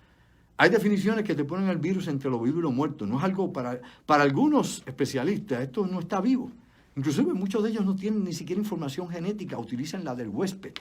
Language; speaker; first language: Spanish; native; Spanish